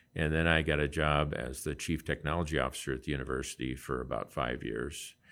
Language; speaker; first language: English; native; English